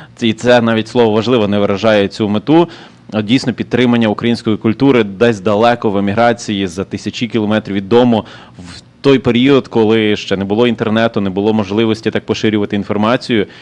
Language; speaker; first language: Ukrainian; native; Ukrainian